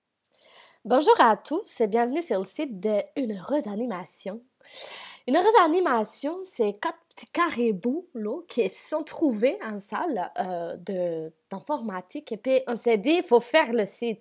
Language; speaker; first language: French; native; French